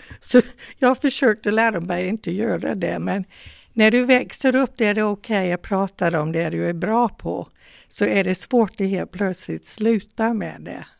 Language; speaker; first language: Swedish; non-native, fluent; English